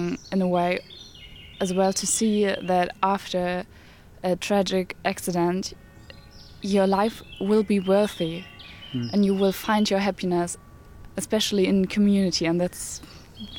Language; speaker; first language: English; non-native, fluent; German